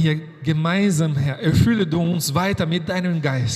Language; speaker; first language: German; non-native, fluent; Portuguese